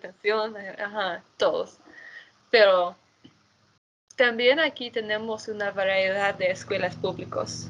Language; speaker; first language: Spanish; non-native, fluent; English